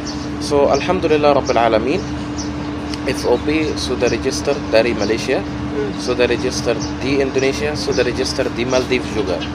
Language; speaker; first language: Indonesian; non-native, learner; Arabic